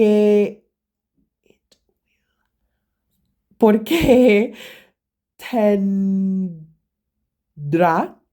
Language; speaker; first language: Spanish; non-native, learner; English